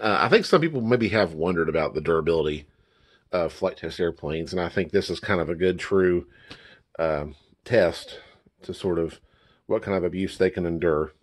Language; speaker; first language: English; native; English